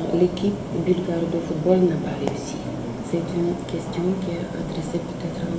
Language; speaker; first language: French; non-native, fluent; Bulgarian